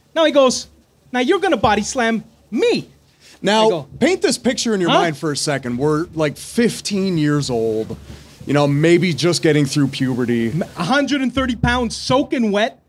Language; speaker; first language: English; native; English